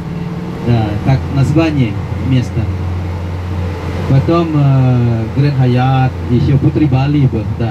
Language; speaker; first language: Russian; non-native, fluent; Indonesian